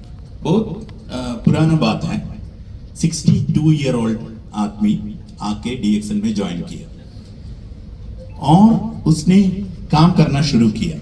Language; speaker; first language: Hindi; non-native, learner; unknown